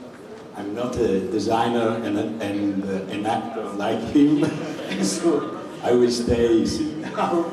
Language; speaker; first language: English; non-native, fluent; Italian